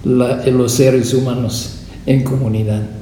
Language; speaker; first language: Spanish; non-native, fluent; English